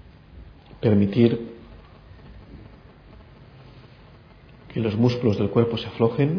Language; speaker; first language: Spanish; native; Spanish